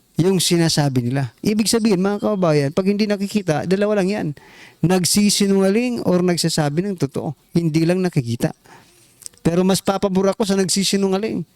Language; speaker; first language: Filipino; non-native, local second language; Waray